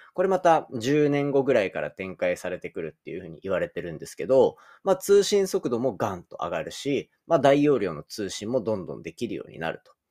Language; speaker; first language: Japanese; native; Japanese